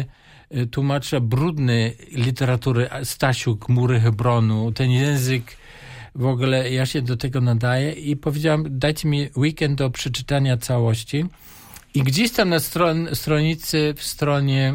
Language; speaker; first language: Polish; non-native, fluent; German